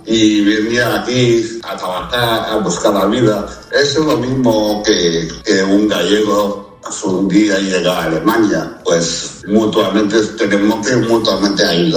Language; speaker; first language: Spanish; non-native, fluent; Chinese